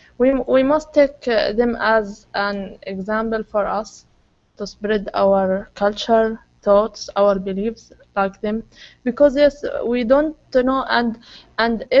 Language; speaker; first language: English; non-native, learner; Arabic